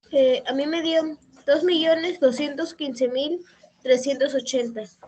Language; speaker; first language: Spanish; native; Spanish